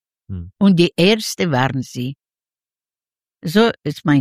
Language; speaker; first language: German; non-native, learner; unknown